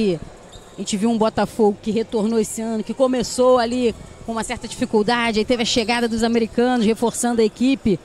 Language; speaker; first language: Portuguese; native; Portuguese